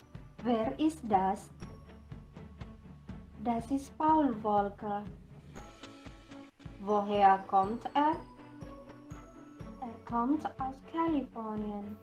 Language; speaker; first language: German; non-native, learner; Indonesian